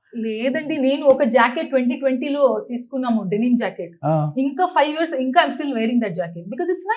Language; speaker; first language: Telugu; non-native, local second language; Tulu